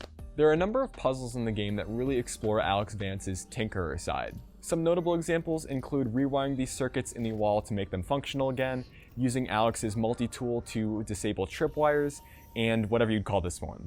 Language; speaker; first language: English; native; English